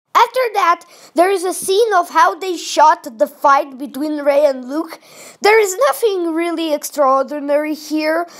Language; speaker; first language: English; non-native, fluent; Russian